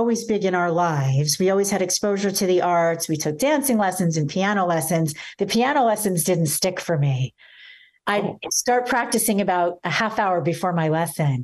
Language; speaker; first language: English; native; English